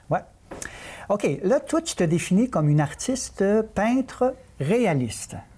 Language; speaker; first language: French; native; French